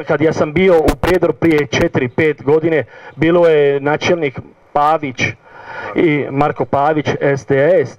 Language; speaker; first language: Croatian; non-native, learner; Italian